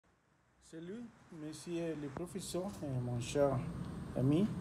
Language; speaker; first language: French; non-native, learner; Spanish